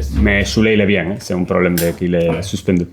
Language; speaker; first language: French; non-native, learner; Spanish